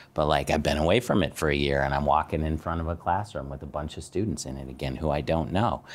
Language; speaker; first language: English; native; English